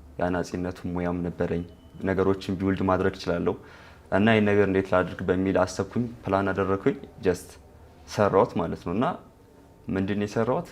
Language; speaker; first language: Amharic; non-native, local second language; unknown